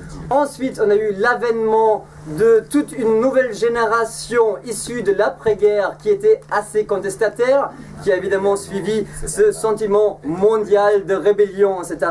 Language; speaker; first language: French; native; French